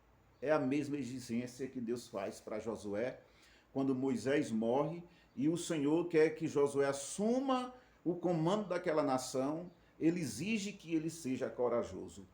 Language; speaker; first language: Portuguese; native; Portuguese